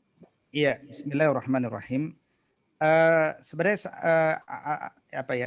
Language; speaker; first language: Indonesian; native; Indonesian